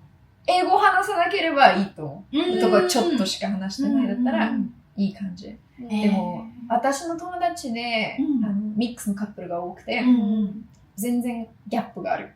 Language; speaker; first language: Japanese; non-native, fluent; English